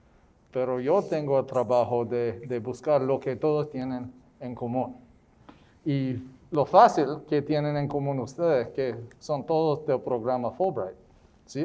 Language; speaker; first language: Spanish; non-native, fluent; English